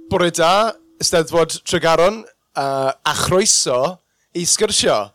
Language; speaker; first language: Welsh; non-native, local second language; English